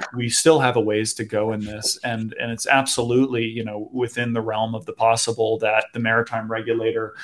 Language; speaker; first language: English; native; English